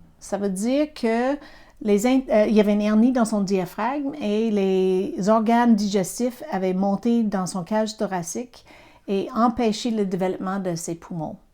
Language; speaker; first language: French; non-native, fluent; English